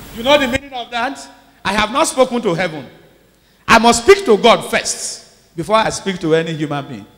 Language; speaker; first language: English; non-native, local second language; Yoruba